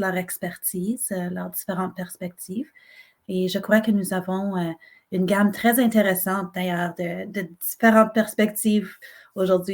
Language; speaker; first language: French; native; French